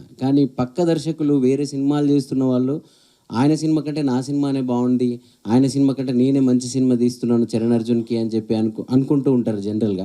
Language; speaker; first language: Telugu; native; Telugu